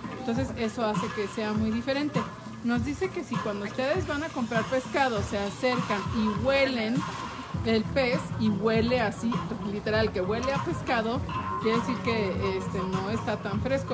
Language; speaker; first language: Spanish; native; Spanish